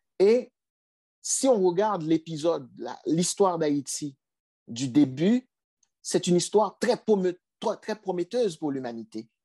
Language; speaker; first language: French; non-native, local second language; Haitian Creole